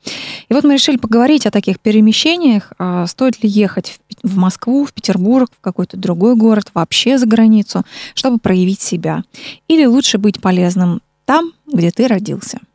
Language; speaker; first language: Russian; native; Russian